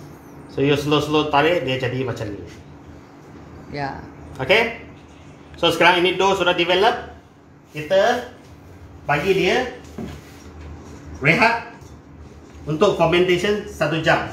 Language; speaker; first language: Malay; non-native, local second language; Chinese